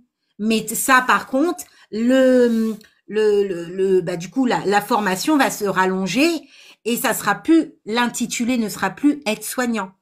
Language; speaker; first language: French; native; French